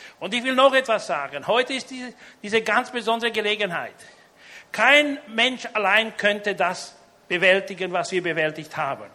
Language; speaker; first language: German; native; German